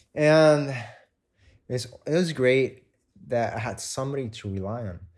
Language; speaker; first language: English; non-native, fluent; Spanish